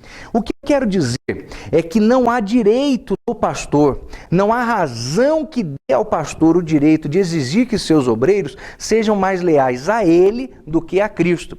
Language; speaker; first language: Portuguese; native; Portuguese